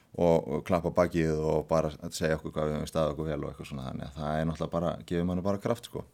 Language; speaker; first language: Icelandic; native; Icelandic